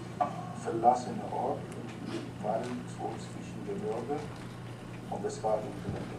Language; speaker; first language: German; non-native, fluent; Arabic